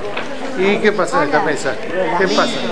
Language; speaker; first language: Spanish; native; Spanish